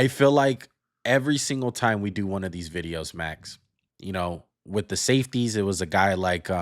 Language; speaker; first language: English; native; English